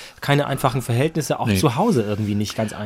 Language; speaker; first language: German; native; German